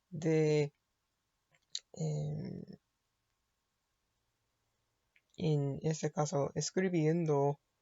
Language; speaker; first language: Spanish; non-native, learner; English